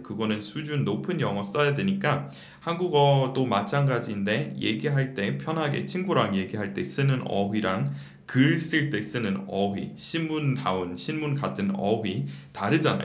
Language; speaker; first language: Korean; non-native, fluent; English